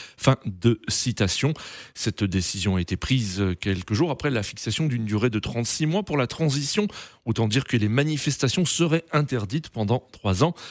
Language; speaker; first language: French; native; French